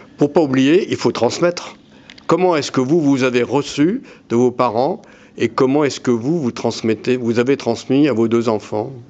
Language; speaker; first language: French; native; French